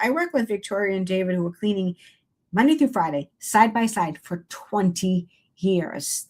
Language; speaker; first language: English; native; English